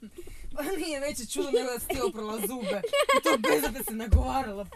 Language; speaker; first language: Serbian; native; Serbian